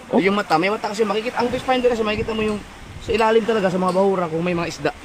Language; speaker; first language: Filipino; non-native, local second language; Cebuano